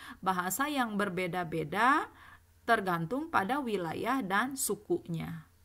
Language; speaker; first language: Indonesian; native; Indonesian